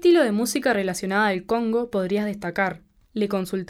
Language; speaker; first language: Spanish; native; Spanish